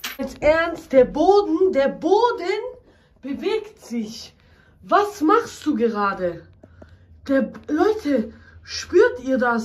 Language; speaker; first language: German; native; German